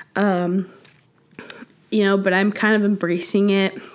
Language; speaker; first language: English; early bilingual, other home language; Spanish